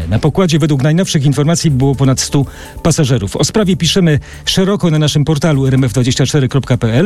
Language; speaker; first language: Polish; native; Polish